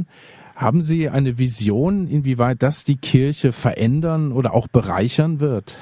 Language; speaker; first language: German; native; German